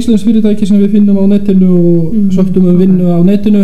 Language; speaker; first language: Icelandic; non-native, fluent; Polish